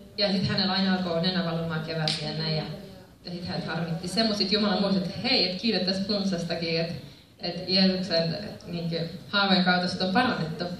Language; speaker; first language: Finnish; early bilingual, other home language; Spanish